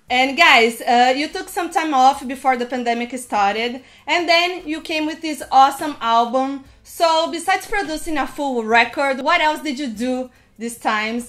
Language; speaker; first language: English; non-native, fluent; Portuguese